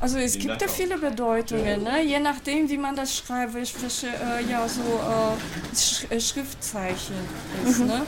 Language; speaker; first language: German; non-native, fluent; Japanese